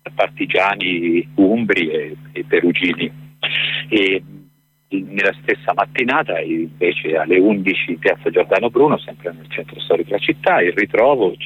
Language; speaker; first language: Italian; native; Italian